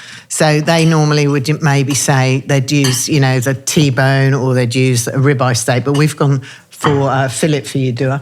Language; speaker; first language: English; native; English